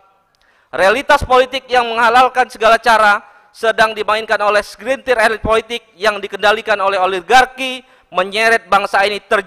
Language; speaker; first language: Indonesian; native; Indonesian